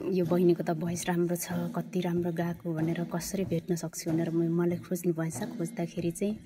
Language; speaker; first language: Nepali; non-native, local second language; Limbu